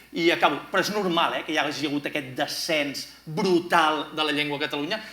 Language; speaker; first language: Catalan; native; Catalan